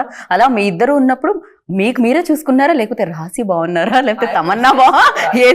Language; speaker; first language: Telugu; native; Telugu